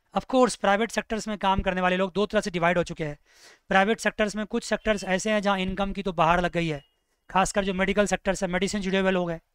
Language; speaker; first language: Hindi; native; Hindi